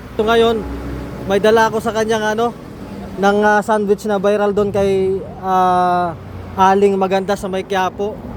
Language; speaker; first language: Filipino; native; Filipino